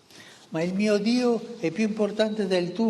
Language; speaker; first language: Italian; early bilingual, heritage; Spanish